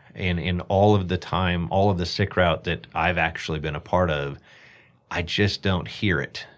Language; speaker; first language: English; native; English